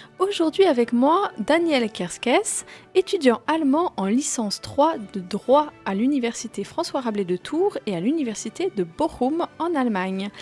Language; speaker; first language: French; native; French